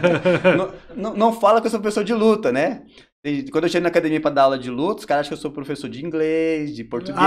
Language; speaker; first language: Portuguese; native; Portuguese